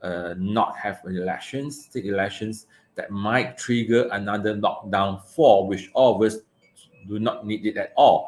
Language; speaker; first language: English; non-native, local second language; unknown